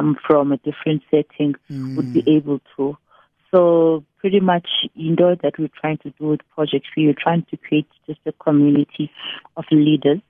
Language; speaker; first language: English; non-native, local second language; Xhosa